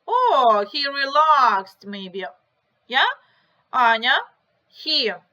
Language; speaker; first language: English; non-native, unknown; Ukrainian